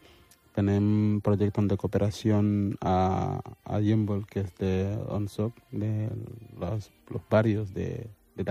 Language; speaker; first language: Catalan; early bilingual, other home language; Wolof